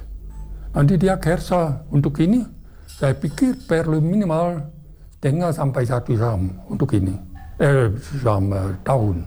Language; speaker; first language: Indonesian; non-native, fluent; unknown